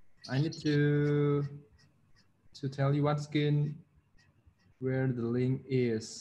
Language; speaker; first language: English; non-native, fluent; Javanese